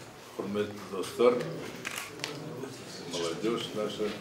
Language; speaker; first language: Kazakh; non-native, local second language; Russian